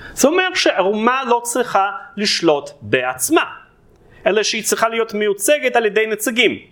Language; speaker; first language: Hebrew; non-native, fluent; Russian